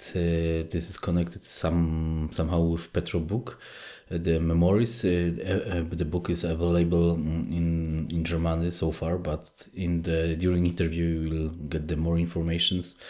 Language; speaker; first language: English; non-native, fluent; Polish